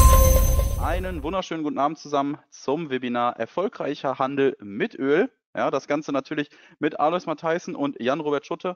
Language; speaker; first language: German; native; German